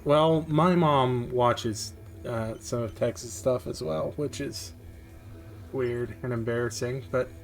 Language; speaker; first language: English; native; English